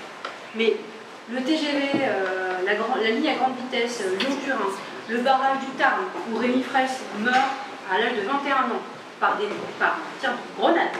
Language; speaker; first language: French; native; French